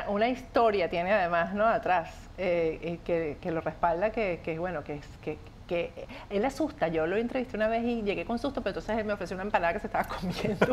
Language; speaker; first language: Spanish; native; Spanish